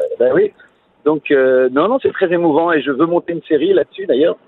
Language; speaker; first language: French; native; French